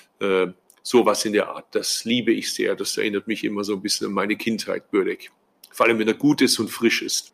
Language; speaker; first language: German; early bilingual, other home language; Turkish